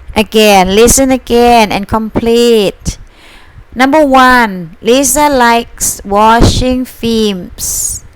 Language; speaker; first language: English; non-native, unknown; Thai